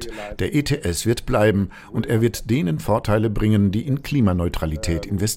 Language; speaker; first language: German; native; German